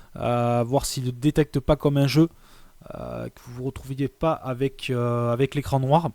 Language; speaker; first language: French; native; French